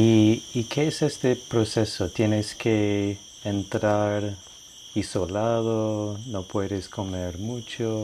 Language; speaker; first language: Spanish; non-native, fluent; English